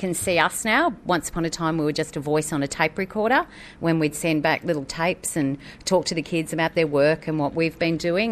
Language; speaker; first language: English; native; English